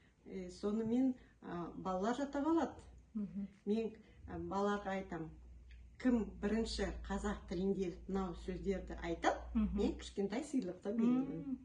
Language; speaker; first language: Kazakh; non-native, local second language; Russian